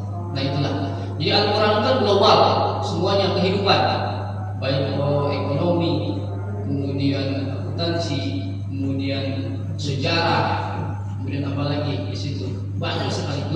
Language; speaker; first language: Indonesian; native; Indonesian